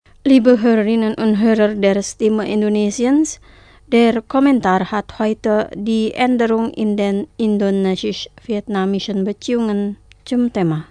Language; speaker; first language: German; non-native, fluent; Indonesian